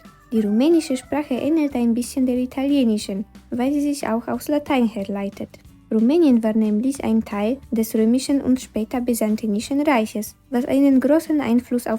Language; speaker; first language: German; non-native, fluent; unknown